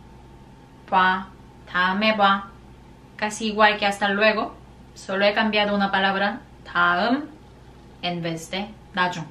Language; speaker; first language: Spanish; non-native, fluent; Korean